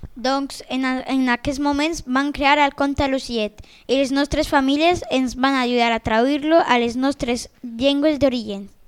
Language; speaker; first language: Catalan; early bilingual, other home language; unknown